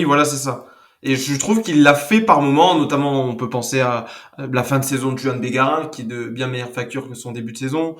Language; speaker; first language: French; native; French